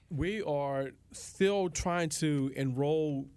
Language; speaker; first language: English; native; English